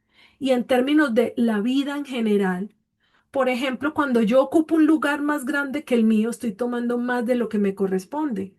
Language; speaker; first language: Spanish; native; Spanish